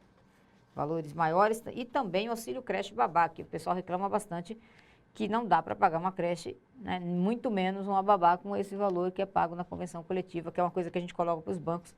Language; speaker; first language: Portuguese; native; Portuguese